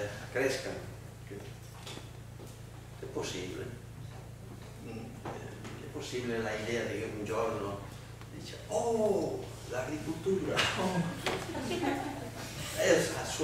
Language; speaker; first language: Italian; non-native, learner; Spanish